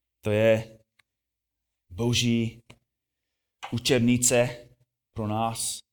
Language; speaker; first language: Czech; non-native, fluent; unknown